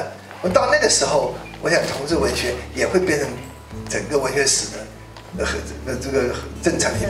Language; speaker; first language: Chinese; native; Chinese